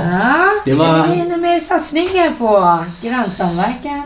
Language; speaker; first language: Swedish; non-native, fluent; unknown